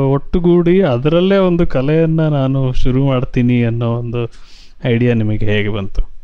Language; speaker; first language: Kannada; native; Kannada